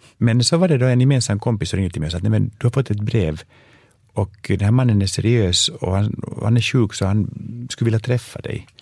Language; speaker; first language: Swedish; native; Swedish